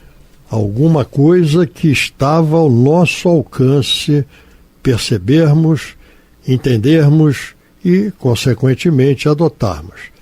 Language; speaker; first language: Portuguese; native; Portuguese